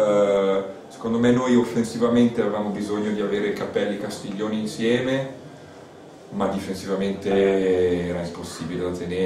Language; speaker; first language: Italian; native; Italian